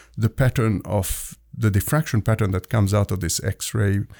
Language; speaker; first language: English; non-native, fluent; Arabic